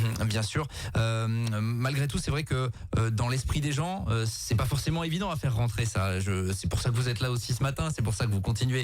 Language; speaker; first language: French; native; French